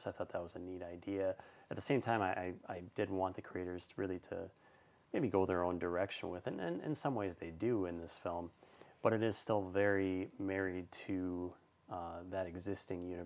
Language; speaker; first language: English; native; English